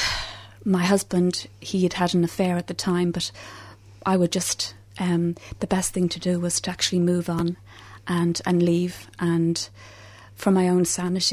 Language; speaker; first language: English; native; English